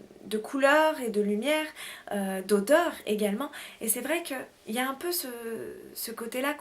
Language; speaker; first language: French; native; French